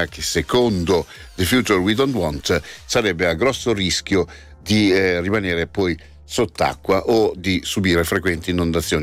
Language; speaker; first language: Italian; native; Italian